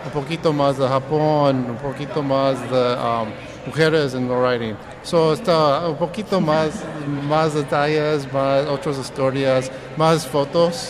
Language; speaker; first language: Spanish; non-native, fluent; English